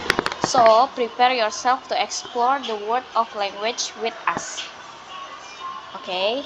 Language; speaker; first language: English; non-native, learner; Indonesian